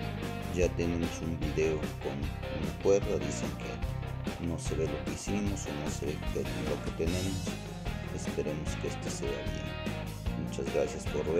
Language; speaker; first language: Spanish; native; Spanish